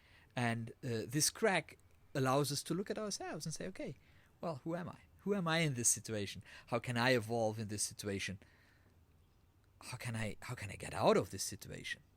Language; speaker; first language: English; non-native, fluent; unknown